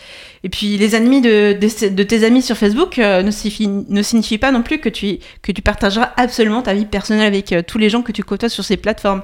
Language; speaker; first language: French; native; French